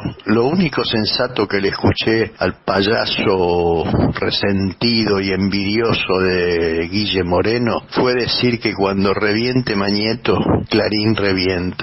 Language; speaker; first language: Spanish; native; Spanish